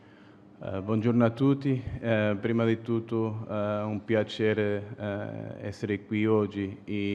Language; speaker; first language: Italian; non-native, fluent; Portuguese